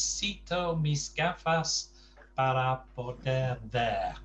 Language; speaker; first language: Spanish; non-native, fluent; English